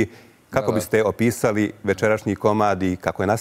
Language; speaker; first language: Bosnian; native; Bosnian